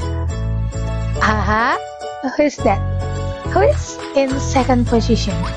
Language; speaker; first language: English; non-native, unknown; Indonesian